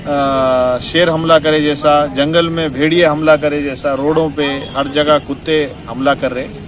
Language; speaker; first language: Hindi; non-native, local second language; Urdu